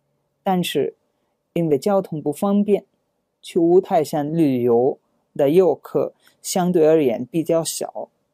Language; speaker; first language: Chinese; non-native, fluent; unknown